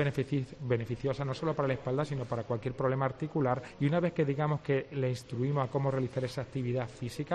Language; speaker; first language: Spanish; native; Spanish